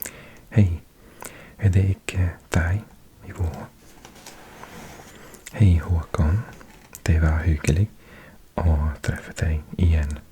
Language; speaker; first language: Norwegian; non-native, learner; English